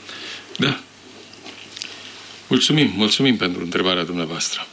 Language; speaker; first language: Romanian; native; Romanian